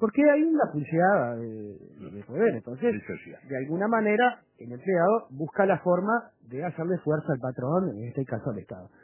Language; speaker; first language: Spanish; native; Spanish